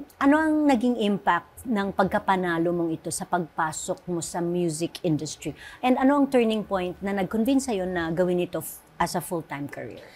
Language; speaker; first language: Filipino; native; Filipino